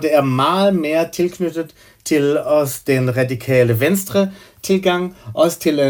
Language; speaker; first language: Danish; non-native, fluent; German